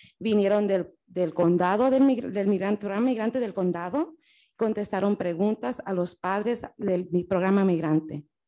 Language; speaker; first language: Spanish; early bilingual, heritage; Spanish